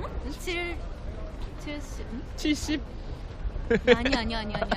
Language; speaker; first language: Korean; non-native, learner; Japanese